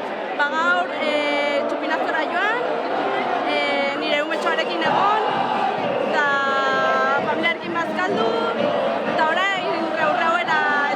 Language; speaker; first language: Basque; non-native, local second language; Spanish